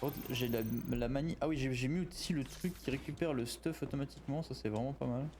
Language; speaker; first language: French; native; French